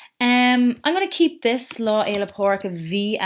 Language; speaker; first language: Irish; non-native, local second language; English